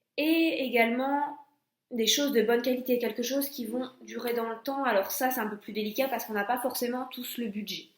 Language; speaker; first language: French; native; French